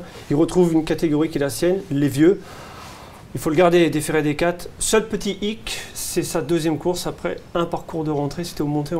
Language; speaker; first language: French; native; French